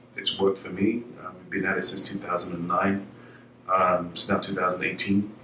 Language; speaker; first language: English; native; English